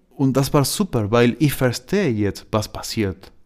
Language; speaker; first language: German; non-native, learner; Spanish